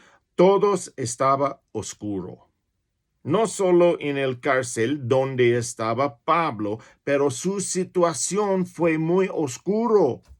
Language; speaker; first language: Spanish; non-native, fluent; English